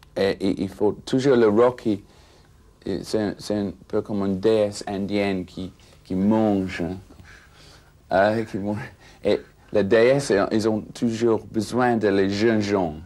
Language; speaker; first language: French; non-native, fluent; English